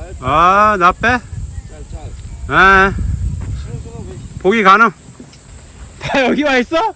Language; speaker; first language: Korean; native; Korean